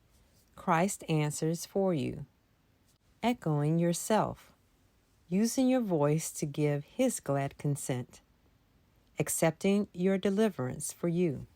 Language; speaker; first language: English; native; English